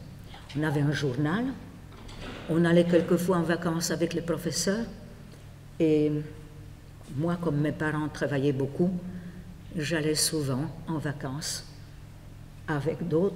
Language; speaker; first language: French; non-native, fluent; Polish